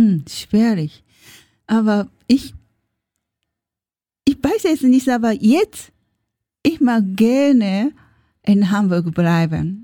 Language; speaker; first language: German; non-native, learner; Japanese